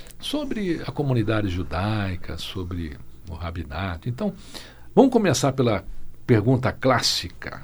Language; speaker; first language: Portuguese; native; Portuguese